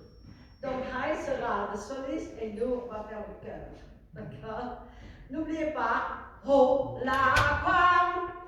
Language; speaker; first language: French; non-native, fluent; Vietnamese